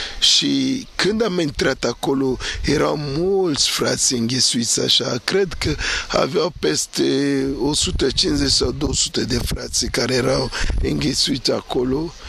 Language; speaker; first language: Romanian; non-native, fluent; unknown